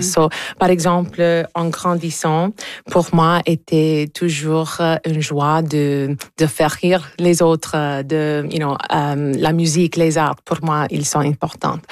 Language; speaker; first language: French; non-native, local second language; English